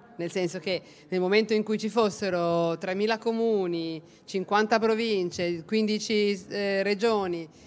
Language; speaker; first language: Italian; native; Italian